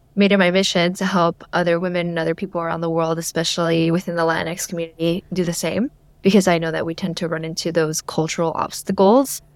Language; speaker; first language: English; native; English